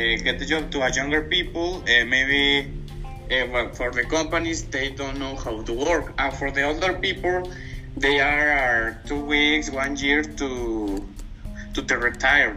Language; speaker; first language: English; non-native, learner; Spanish